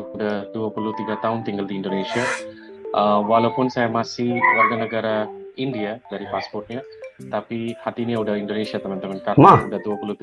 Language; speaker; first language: Indonesian; non-native, fluent; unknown